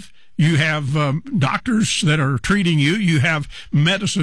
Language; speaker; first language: English; native; English